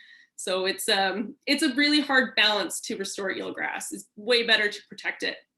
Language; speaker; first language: English; native; English